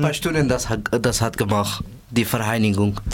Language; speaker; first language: German; non-native, learner; Persian